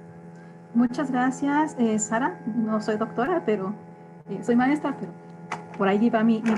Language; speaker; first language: Spanish; native; Spanish